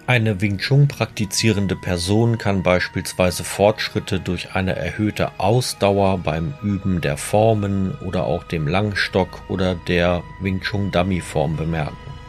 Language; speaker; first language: German; native; German